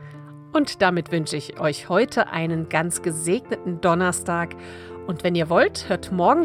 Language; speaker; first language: German; native; German